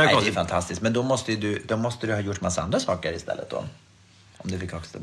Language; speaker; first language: Swedish; native; Swedish